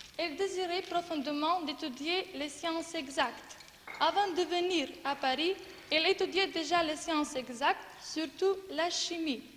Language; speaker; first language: French; non-native, learner; Macedonian